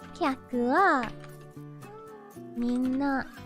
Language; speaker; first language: Japanese; non-native, learner; English